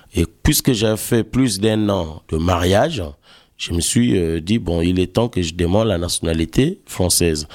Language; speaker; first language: French; non-native, local second language; Lingala